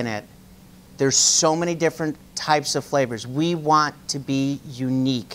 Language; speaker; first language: English; native; English